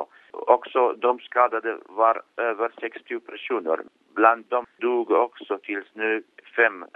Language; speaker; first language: Swedish; non-native, fluent; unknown